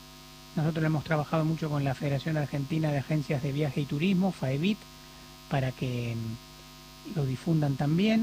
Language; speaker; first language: Spanish; native; Spanish